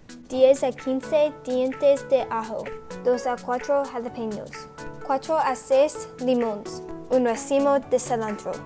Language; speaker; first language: Spanish; non-native, learner; English